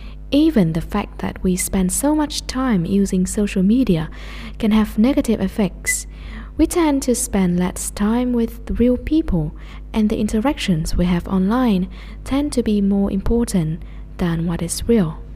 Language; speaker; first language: English; non-native, fluent; Vietnamese